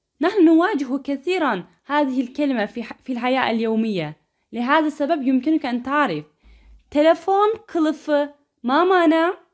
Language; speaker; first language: Arabic; non-native, fluent; Turkish